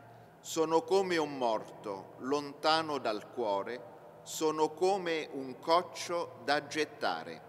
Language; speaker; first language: Italian; native; Italian